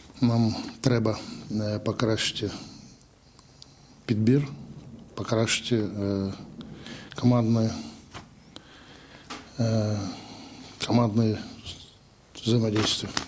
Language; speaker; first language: Ukrainian; non-native, local second language; Russian